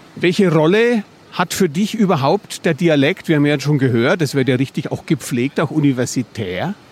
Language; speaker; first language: German; native; German